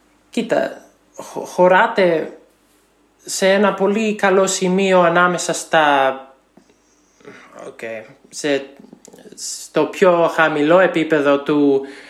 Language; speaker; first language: Greek; non-native, learner; English